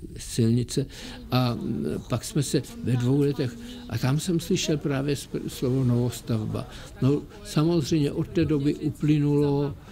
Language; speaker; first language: Czech; native; Czech